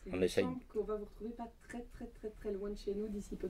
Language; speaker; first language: French; native; French